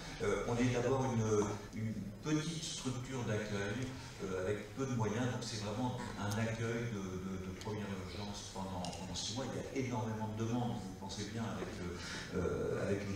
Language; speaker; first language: French; native; French